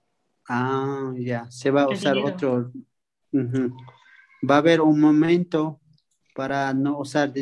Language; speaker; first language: Spanish; non-native, local second language; Quechua